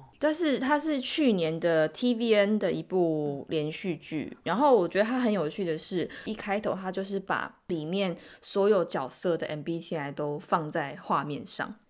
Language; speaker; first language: Chinese; native; Chinese